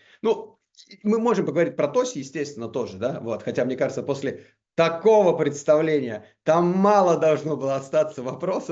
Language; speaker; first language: Russian; native; Russian